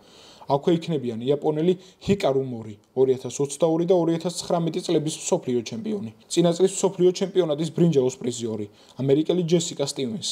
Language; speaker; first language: Georgian; native; Georgian